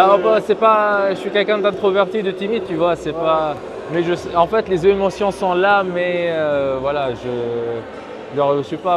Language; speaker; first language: French; native; French